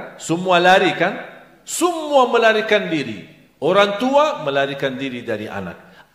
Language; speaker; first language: Indonesian; non-native, fluent; Arabic